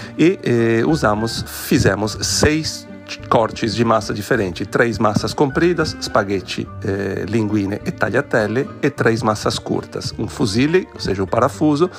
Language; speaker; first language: Portuguese; non-native, fluent; Italian